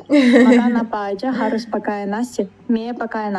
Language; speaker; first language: Indonesian; non-native, fluent; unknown